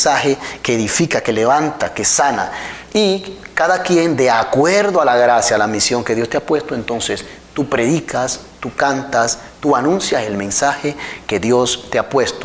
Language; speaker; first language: Spanish; native; Spanish